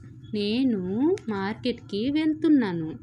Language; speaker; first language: Telugu; non-native, local second language; Odia